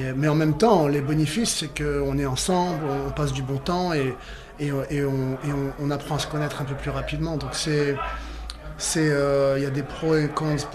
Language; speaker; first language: French; native; French